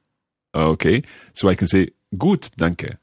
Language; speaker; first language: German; non-native, learner; English